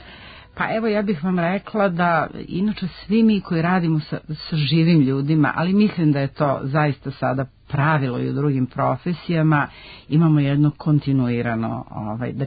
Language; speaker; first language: Serbian; native; Serbian